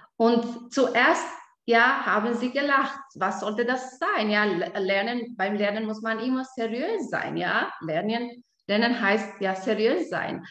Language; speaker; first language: German; non-native, fluent; Albanian